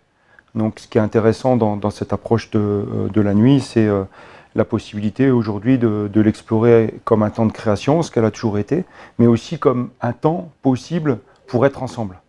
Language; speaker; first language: French; native; French